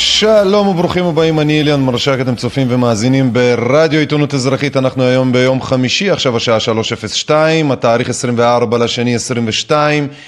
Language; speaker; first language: Hebrew; early bilingual, other home language; Russian